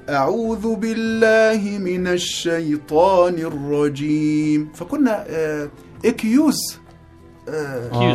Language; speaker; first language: Arabic; native; Arabic